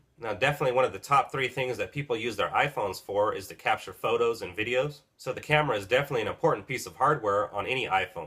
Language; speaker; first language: English; native; English